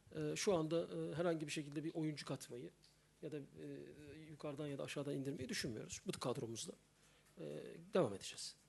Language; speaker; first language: Turkish; native; Turkish